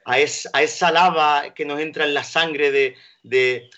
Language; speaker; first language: Spanish; native; Spanish